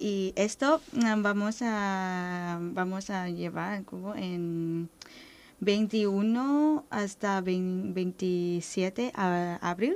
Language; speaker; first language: Spanish; non-native, learner; Thai